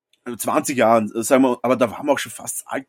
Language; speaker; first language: German; native; German